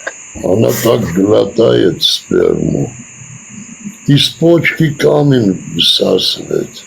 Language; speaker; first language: Russian; non-native, fluent; Armenian